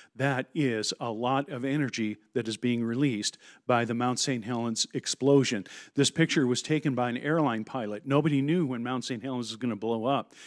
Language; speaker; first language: English; native; English